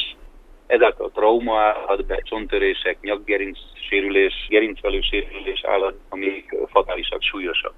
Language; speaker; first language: Hungarian; native; Hungarian